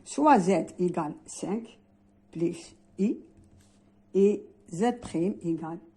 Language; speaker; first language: French; non-native, local second language; Arabic